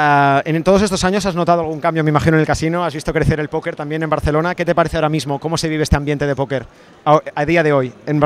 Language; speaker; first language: Spanish; native; Spanish